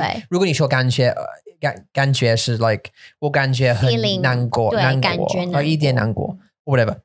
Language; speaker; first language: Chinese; non-native, learner; English